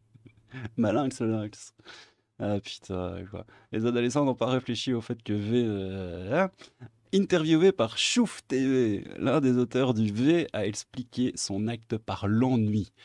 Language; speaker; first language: French; native; French